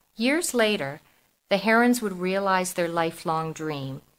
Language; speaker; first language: English; native; English